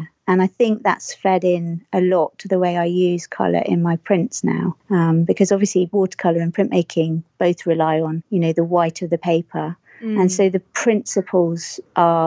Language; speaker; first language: English; native; English